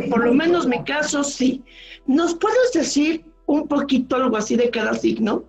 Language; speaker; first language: Spanish; native; Spanish